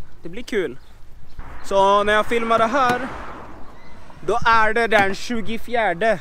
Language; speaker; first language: Swedish; native; Swedish